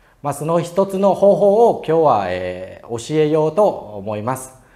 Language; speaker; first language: Japanese; non-native, fluent; Khmer